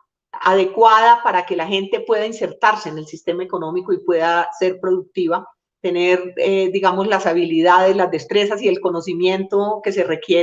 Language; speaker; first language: Spanish; native; Spanish